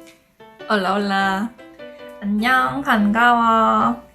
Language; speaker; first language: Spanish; non-native, learner; Korean